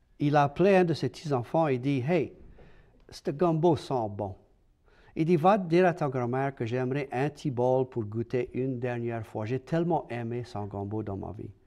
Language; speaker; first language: French; native; French